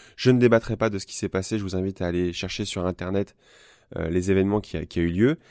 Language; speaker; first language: French; native; French